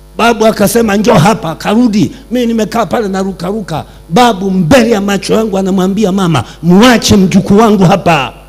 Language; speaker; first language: Swahili; non-native, local second language; Sukuma